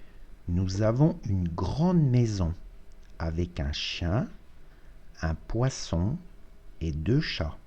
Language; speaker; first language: French; non-native, fluent; Russian